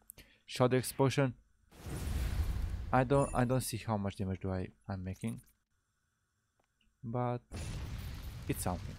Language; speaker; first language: English; non-native, fluent; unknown